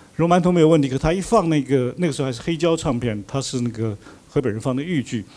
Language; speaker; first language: Chinese; native; Chinese